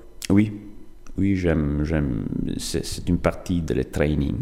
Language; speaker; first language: French; non-native, fluent; Italian